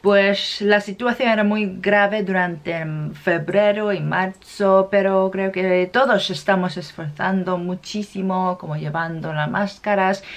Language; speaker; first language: Spanish; non-native, fluent; Korean